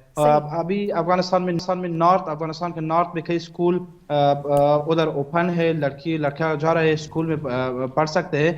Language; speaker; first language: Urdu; non-native, fluent; Persian